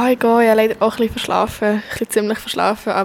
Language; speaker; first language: German; early bilingual, other home language; Spanish